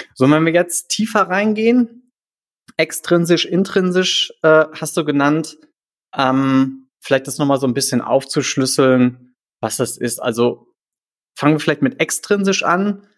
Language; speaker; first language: German; native; German